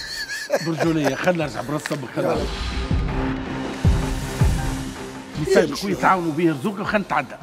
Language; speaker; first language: Arabic; native; Arabic